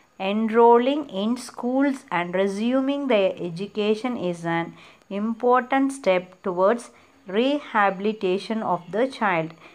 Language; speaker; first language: English; non-native, local second language; Tamil